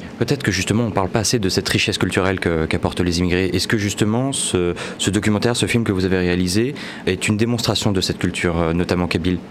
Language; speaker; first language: French; native; French